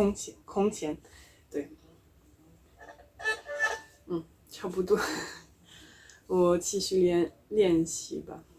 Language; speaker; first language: Chinese; non-native, learner; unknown